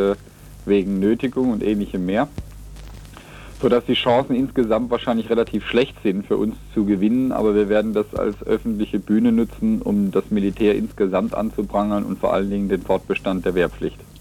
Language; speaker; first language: German; native; German